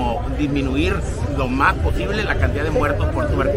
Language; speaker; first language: Spanish; native; Spanish